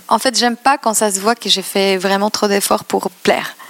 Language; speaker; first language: French; non-native, fluent; Polish